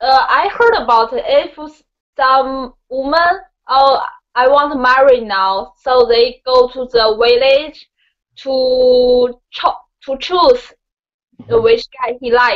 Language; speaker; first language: English; non-native, learner; Chinese